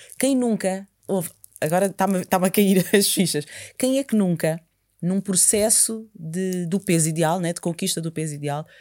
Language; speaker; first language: Portuguese; native; Portuguese